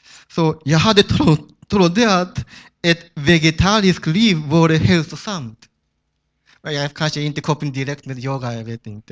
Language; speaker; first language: Swedish; non-native, fluent; Japanese